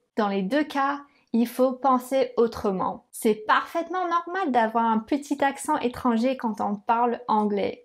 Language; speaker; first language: French; non-native, fluent; English